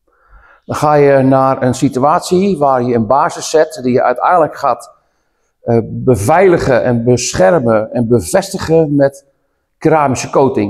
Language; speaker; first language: Dutch; native; Dutch